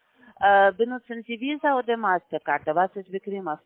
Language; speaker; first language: German; non-native, learner; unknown